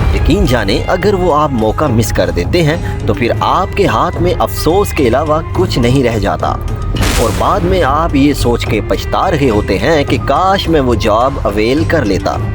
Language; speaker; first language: Urdu; non-native, local second language; Punjabi